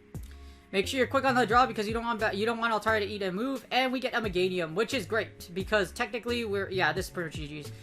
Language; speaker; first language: English; native; English